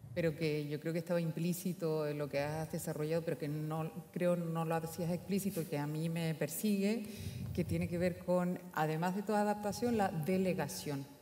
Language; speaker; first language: Spanish; native; Spanish